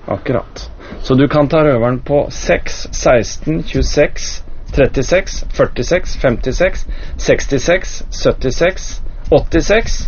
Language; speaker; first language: Norwegian; native; Norwegian